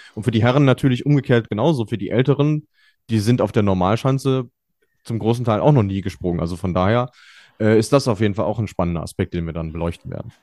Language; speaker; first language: German; native; German